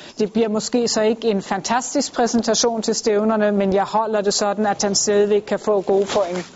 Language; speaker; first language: Danish; early bilingual, heritage; Danish